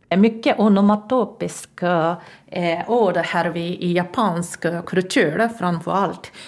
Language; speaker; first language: Swedish; non-native, fluent; Japanese